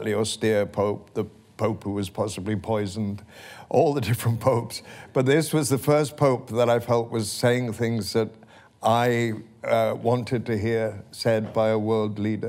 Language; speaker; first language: English; native; English